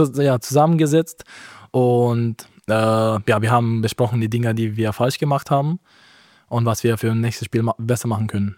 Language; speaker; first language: German; non-native, fluent; Romanian